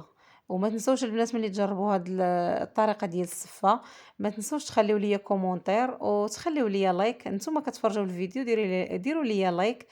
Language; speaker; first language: Arabic; native; Arabic